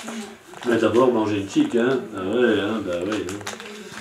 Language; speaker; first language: French; native; French